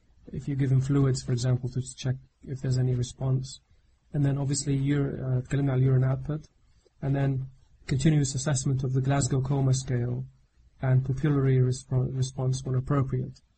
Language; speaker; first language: English; non-native, fluent; Arabic